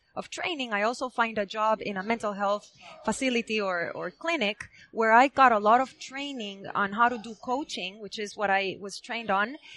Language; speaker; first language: English; non-native, fluent; Spanish